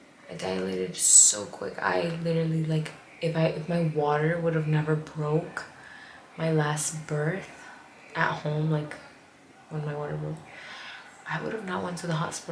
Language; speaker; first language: English; early bilingual, other home language; Spanish